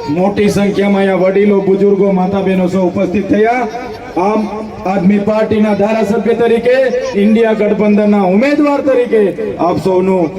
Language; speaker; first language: Gujarati; non-native, local second language; Vasavi